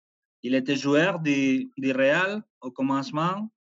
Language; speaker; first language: French; non-native, fluent; Spanish